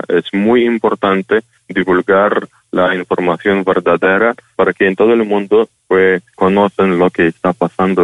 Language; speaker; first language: Spanish; non-native, fluent; Ukrainian